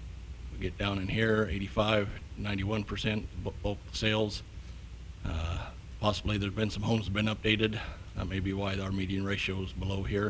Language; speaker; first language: English; native; English